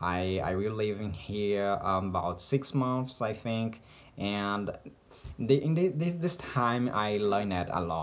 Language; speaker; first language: English; non-native, learner; Portuguese